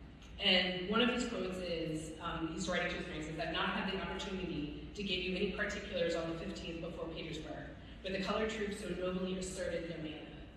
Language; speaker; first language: English; native; English